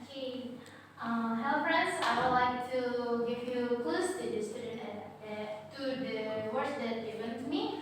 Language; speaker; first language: English; non-native, learner; Indonesian